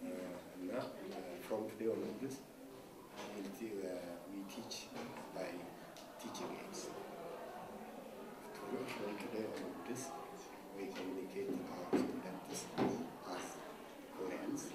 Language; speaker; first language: English; non-native, learner; Amharic